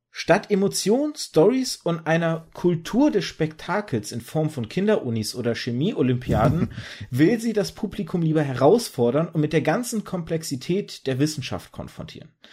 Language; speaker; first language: German; early bilingual, other home language; Russian